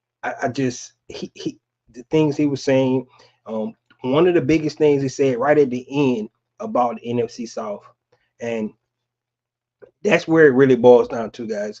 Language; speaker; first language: English; native; English